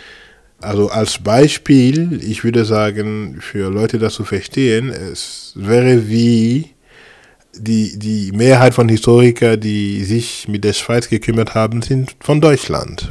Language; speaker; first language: German; non-native, fluent; French